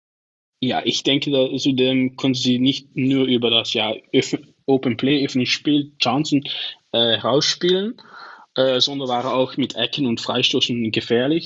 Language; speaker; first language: German; non-native, learner; Dutch